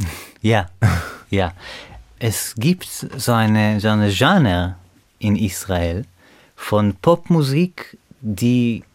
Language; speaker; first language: German; non-native, fluent; Hebrew